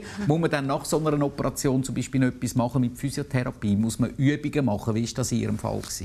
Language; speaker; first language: German; native; German